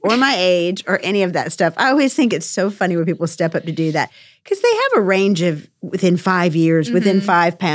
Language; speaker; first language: English; native; English